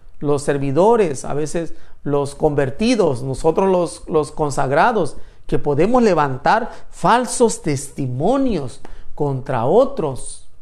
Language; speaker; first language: Spanish; native; Spanish